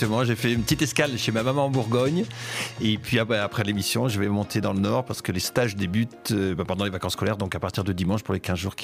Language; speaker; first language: French; native; French